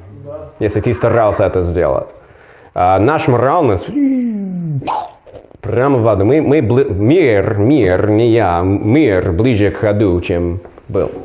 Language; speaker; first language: Russian; non-native, learner; English